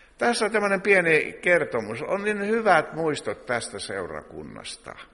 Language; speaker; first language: Finnish; native; Finnish